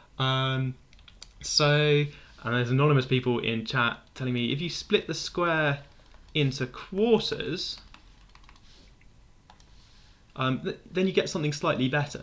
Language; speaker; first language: English; native; English